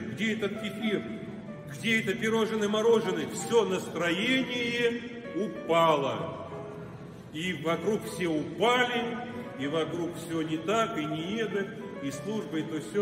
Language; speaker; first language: Russian; native; Russian